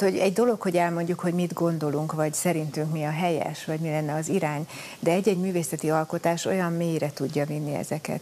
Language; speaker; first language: Hungarian; native; Hungarian